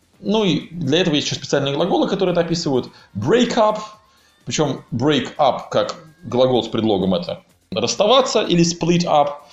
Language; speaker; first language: Russian; native; Russian